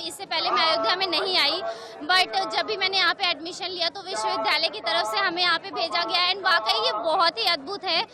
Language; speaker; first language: Hindi; native; Hindi